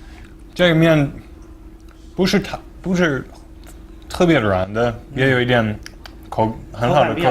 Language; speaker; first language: Chinese; non-native, fluent; English